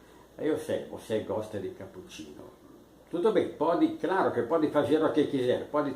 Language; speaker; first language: Portuguese; non-native, fluent; Italian